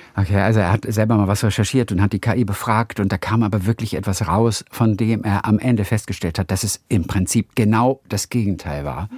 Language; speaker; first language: German; native; German